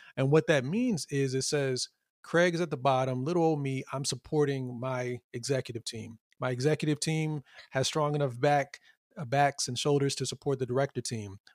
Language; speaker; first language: English; native; English